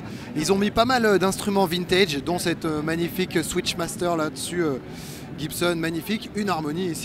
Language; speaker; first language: French; native; French